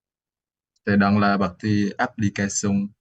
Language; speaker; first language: French; non-native, learner; Vietnamese